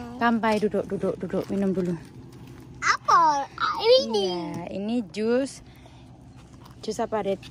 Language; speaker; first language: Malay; non-native, local second language; Javanese